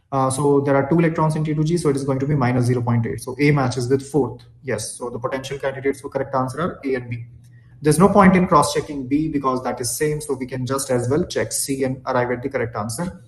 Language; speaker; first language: English; non-native, local second language; Hindi